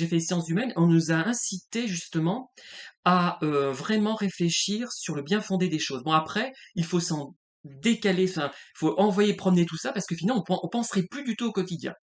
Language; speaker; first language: French; native; French